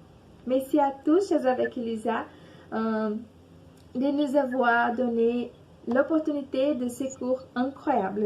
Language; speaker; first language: French; non-native, learner; Portuguese